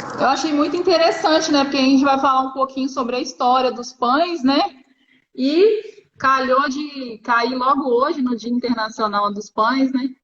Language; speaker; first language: Portuguese; native; Portuguese